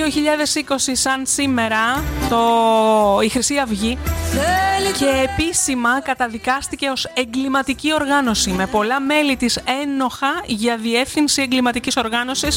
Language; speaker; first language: Greek; native; Greek